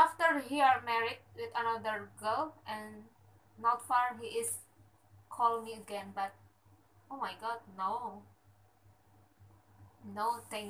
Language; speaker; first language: English; non-native, learner; Indonesian